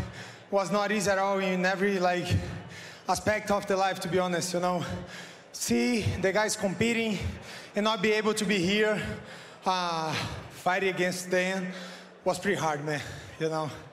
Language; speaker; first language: English; non-native, fluent; Portuguese